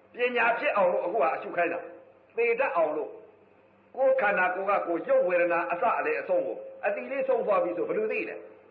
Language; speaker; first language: Burmese; native; Burmese